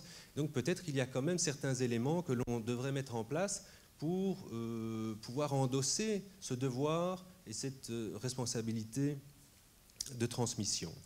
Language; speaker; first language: French; native; French